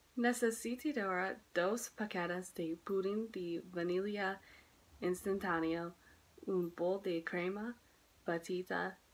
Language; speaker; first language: Spanish; non-native, learner; English